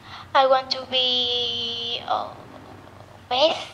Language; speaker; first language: English; non-native, learner; Vietnamese